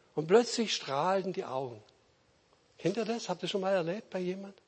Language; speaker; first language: German; native; German